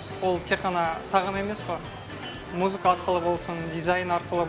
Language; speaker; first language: Kazakh; native; Kazakh